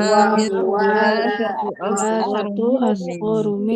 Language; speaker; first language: Arabic; non-native, learner; Indonesian